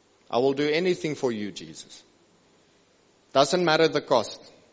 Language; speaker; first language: English; non-native, local second language; Afrikaans